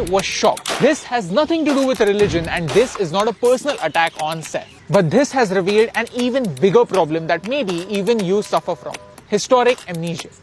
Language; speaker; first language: English; non-native, local second language; Hindi